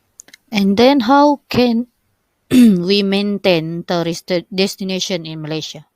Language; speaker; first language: English; non-native, local second language; Malay